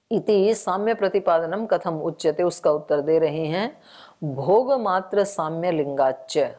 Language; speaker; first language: Hindi; native; Hindi